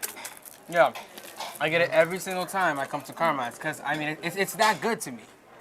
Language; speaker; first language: English; native; English